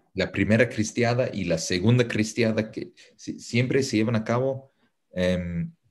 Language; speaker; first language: Spanish; non-native, fluent; English